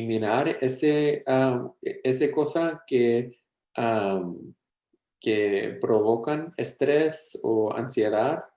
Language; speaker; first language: Spanish; early bilingual, heritage; English